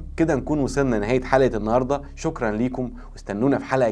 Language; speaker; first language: Arabic; native; Arabic